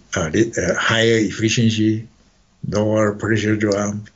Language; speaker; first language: English; non-native, fluent; Chinese